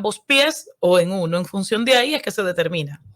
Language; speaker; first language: Spanish; native; Spanish